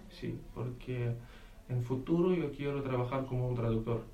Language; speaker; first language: Spanish; non-native, learner; Ukrainian